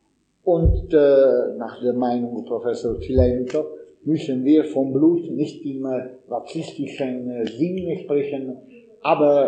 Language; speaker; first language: German; non-native, learner; Italian